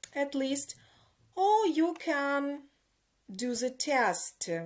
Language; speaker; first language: English; non-native, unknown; Ukrainian